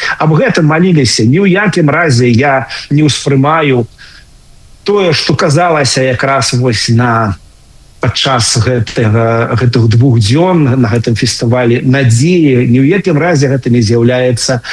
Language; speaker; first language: Belarusian; non-native, local second language; Russian